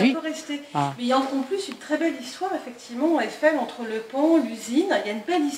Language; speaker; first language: French; native; French